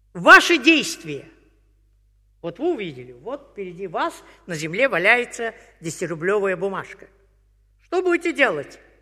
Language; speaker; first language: Russian; native; Russian